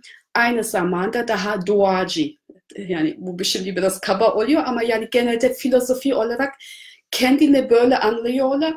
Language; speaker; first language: Turkish; non-native, fluent; German